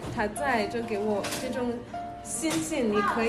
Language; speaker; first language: Chinese; non-native, learner; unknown